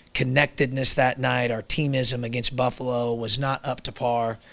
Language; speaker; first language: English; native; English